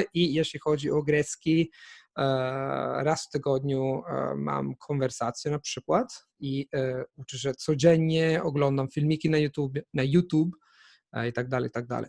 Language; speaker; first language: Polish; non-native, fluent; Italian